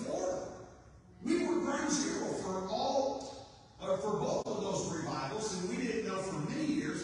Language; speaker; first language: English; native; English